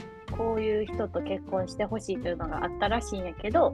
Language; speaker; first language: Japanese; early bilingual, heritage; Japanese